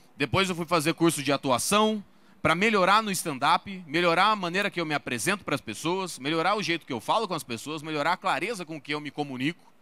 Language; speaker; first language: Portuguese; native; Portuguese